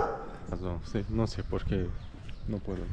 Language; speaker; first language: Spanish; non-native, learner; Romanian